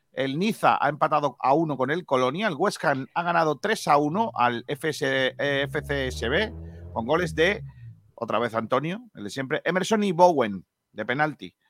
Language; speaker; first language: Spanish; native; Spanish